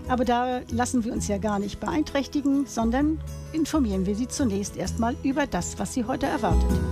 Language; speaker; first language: German; native; German